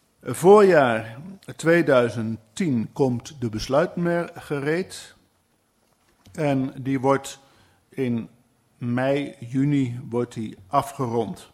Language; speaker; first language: Dutch; native; Dutch